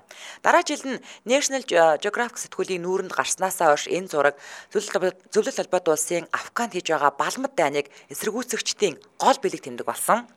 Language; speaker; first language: Mongolian; native; Mongolian